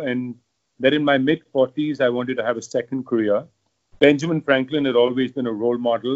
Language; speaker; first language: English; non-native, local second language; Hindi